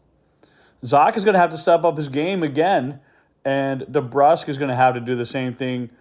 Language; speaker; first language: English; native; English